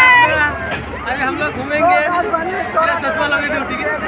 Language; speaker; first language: Hindi; non-native, local second language; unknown